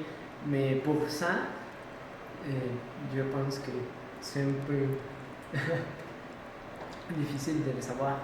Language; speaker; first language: French; non-native, learner; Spanish